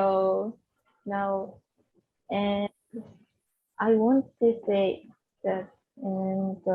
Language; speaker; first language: English; non-native, learner; Japanese